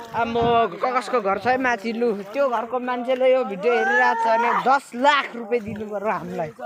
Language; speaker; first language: Nepali; non-native, local second language; Limbu